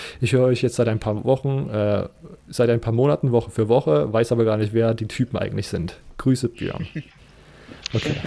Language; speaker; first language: German; native; German